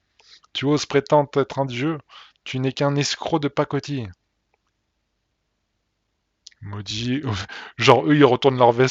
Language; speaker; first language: French; native; French